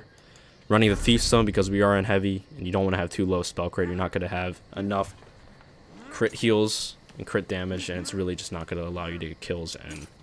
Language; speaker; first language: English; native; English